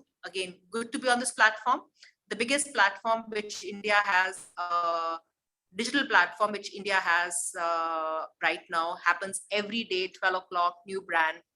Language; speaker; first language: English; non-native, local second language; Hindi